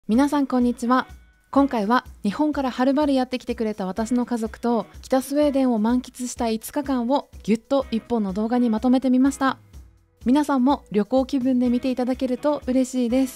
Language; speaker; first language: Japanese; native; Japanese